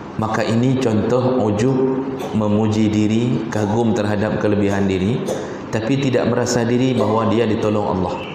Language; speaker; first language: Malay; non-native, local second language; Achinese